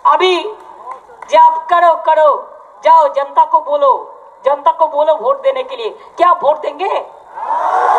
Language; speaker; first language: Hindi; non-native, local second language; Bangla